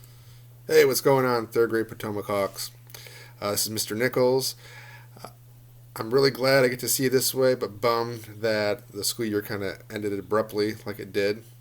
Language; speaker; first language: English; native; English